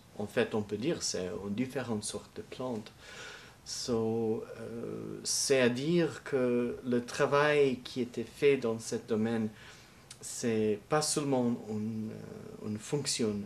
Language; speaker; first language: French; non-native, learner; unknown